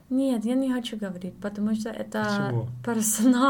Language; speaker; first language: Russian; non-native, learner; English